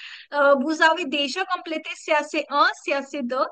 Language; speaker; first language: French; non-native, learner; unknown